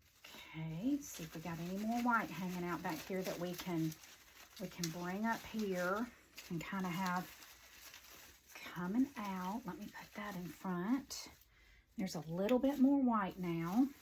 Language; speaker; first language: English; native; English